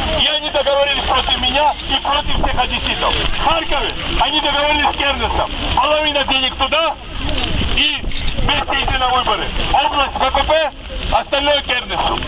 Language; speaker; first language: Russian; non-native, local second language; Georgian